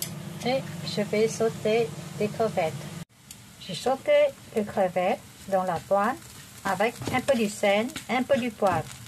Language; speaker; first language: French; non-native, fluent; Vietnamese